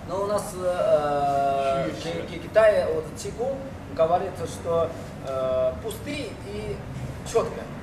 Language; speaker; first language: Russian; non-native, learner; Chinese